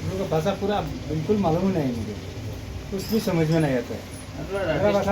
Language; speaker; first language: Hindi; non-native, local second language; Bangla